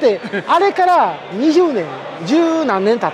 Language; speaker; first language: Japanese; native; Japanese